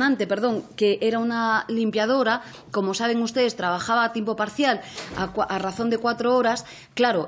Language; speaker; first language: Spanish; native; Spanish